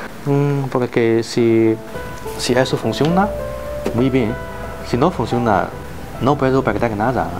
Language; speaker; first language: Spanish; non-native, learner; Chinese